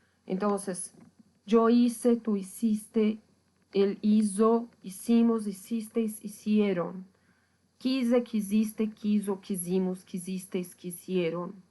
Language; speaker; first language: Spanish; non-native, fluent; Portuguese